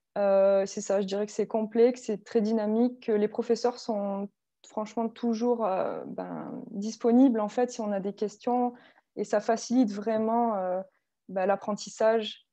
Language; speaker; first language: French; native; French